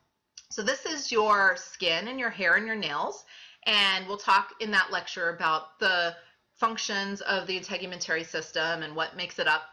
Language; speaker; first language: English; native; English